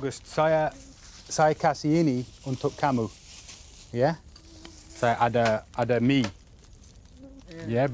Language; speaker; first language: Indonesian; non-native, learner; English